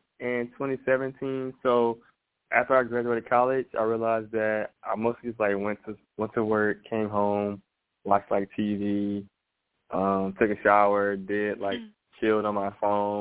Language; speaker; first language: English; native; English